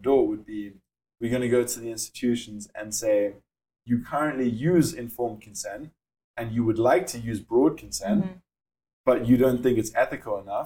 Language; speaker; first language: English; native; English